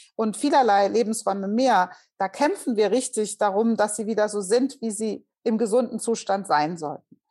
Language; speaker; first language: German; native; German